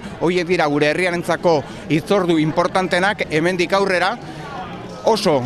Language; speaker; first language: Basque; native; Basque